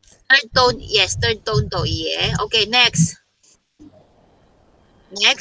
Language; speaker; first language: English; non-native, local second language; Filipino